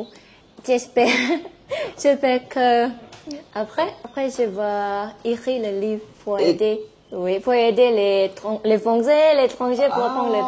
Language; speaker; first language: French; non-native, learner; Thai